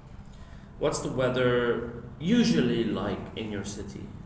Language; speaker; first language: English; non-native, fluent; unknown